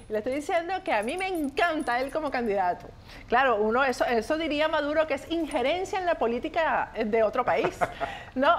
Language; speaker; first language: Spanish; native; Spanish